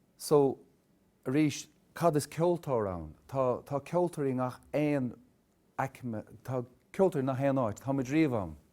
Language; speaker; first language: Irish; native; Irish